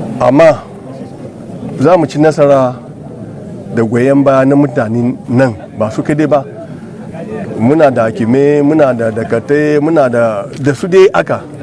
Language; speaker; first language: Hausa; non-native, local second language; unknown